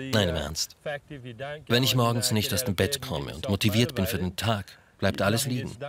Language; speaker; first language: German; non-native, fluent; English